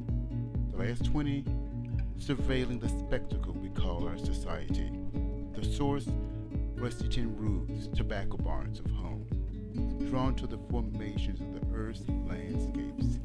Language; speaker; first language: English; native; English